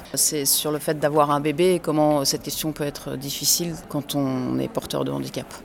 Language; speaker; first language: French; early bilingual, other home language; English